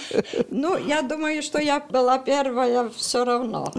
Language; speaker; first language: Russian; early bilingual, heritage; Russian